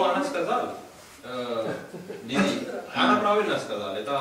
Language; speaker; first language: Russian; non-native, learner; Hindi